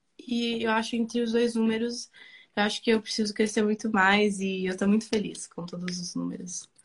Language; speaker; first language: Portuguese; early bilingual, other home language; Spanish